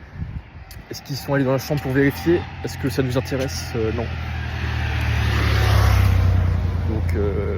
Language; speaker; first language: French; native; French